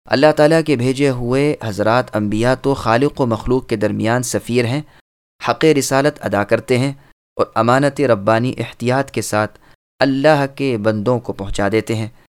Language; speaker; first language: Urdu; native; Urdu